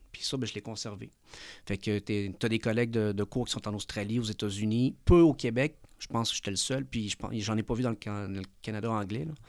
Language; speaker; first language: French; early bilingual, other home language; Spanish